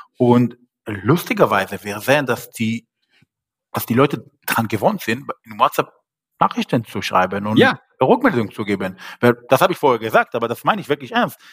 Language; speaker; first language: German; non-native, fluent; Hebrew